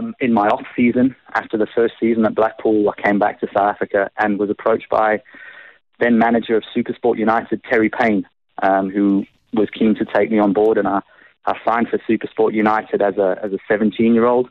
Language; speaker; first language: English; native; English